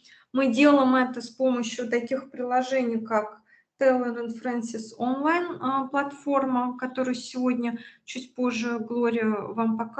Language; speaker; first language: Russian; native; Russian